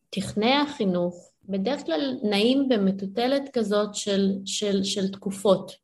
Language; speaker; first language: Hebrew; early bilingual, other home language; Ukrainian